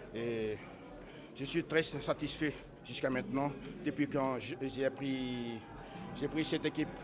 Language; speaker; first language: French; non-native, local second language; Morisyen